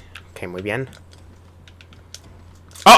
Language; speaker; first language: Spanish; early bilingual, heritage; Spanish